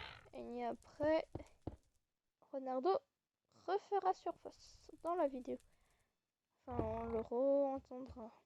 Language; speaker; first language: French; native; French